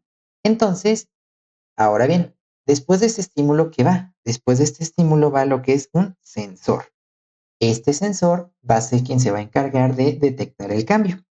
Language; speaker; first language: Spanish; native; Spanish